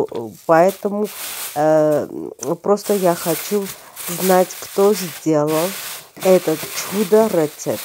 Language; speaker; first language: Russian; non-native, fluent; Armenian